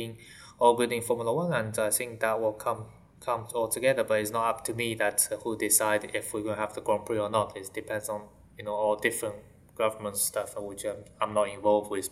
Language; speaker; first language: English; non-native, fluent; Chinese